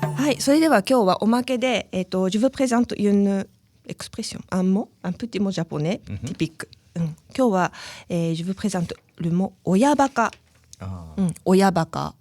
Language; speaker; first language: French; non-native, fluent; Japanese